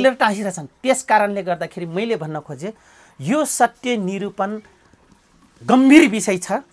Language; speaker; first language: Nepali; non-native, local second language; Dangaura Tharu